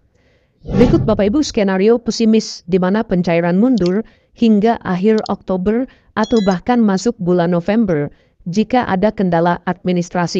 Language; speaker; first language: Indonesian; native; Indonesian